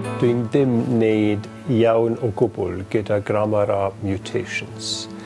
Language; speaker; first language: Welsh; non-native, learner; German